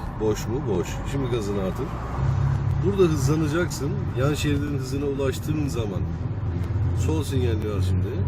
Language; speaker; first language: Turkish; native; Turkish